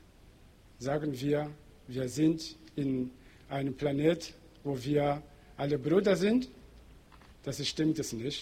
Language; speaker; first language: German; non-native, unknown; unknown